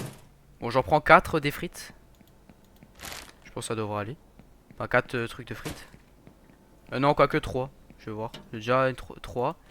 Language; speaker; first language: French; native; French